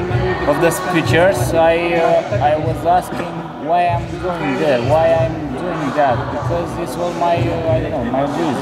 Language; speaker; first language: English; non-native, learner; Romanian